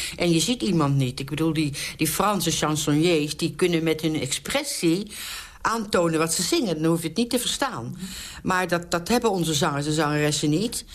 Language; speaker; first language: Dutch; native; Dutch